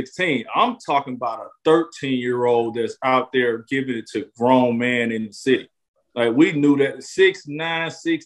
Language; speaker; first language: English; native; English